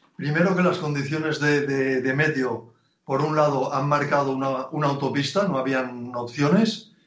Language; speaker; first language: Spanish; native; Spanish